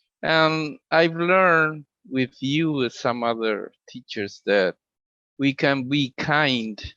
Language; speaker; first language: English; non-native, fluent; Spanish